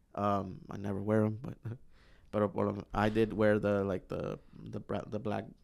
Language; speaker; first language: English; early bilingual, other home language; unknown